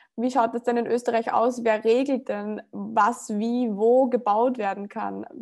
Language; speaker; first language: German; native; German